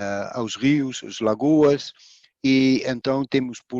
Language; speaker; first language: Portuguese; non-native, fluent; Dutch